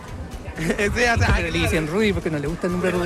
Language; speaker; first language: Spanish; native; Spanish